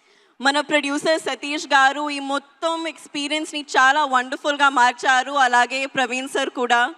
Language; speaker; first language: Telugu; non-native, learner; Hindi